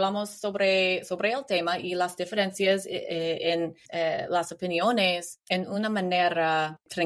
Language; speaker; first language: Spanish; non-native, learner; English